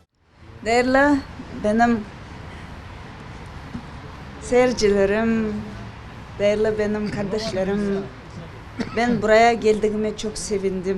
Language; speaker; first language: Turkish; non-native, learner; Kazakh